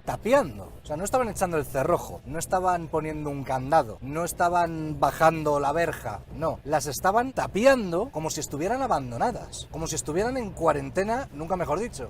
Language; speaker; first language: Spanish; native; Spanish